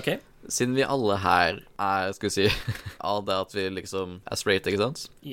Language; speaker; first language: Norwegian; native; Norwegian